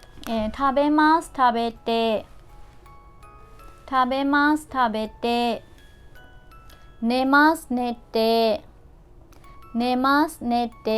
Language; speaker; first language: Japanese; non-native, fluent; Burmese